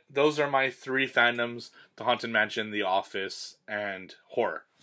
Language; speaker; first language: English; native; English